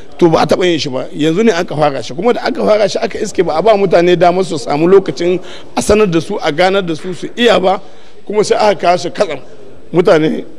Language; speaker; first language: Hausa; native; Hausa